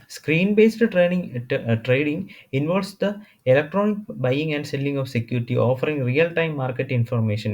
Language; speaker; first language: English; non-native, local second language; Malayalam